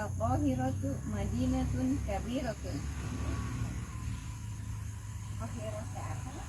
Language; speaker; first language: Arabic; non-native, learner; Sundanese